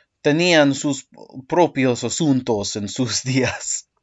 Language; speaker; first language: Spanish; non-native, learner; English